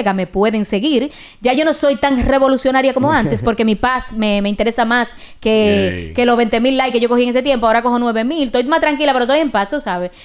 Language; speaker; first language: Spanish; native; Spanish